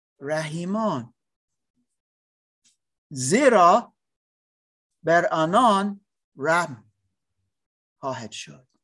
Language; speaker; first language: Persian; non-native, learner; English